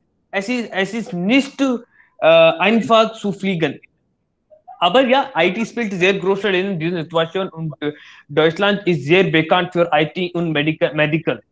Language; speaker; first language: German; non-native, learner; Hindi